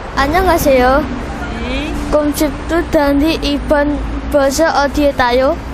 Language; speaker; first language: Korean; non-native, learner; Indonesian